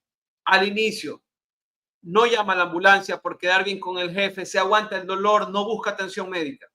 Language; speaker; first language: Spanish; native; Spanish